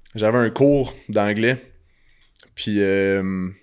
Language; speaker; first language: French; native; French